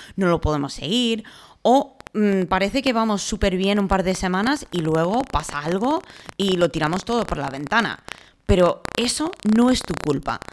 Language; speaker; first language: Spanish; non-native, fluent; English